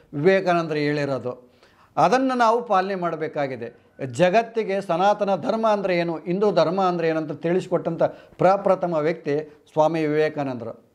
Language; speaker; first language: Kannada; non-native, local second language; Telugu